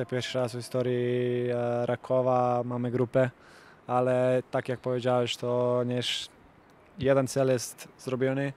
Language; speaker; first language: Polish; non-native, fluent; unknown